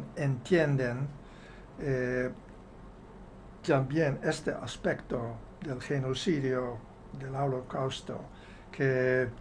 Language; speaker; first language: Spanish; non-native, fluent; Dutch